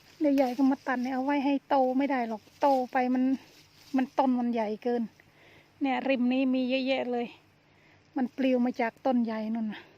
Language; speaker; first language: Thai; native; Thai